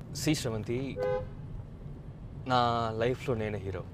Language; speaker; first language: Telugu; non-native, learner; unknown